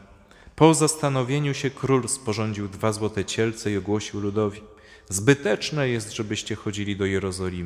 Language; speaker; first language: Polish; native; Polish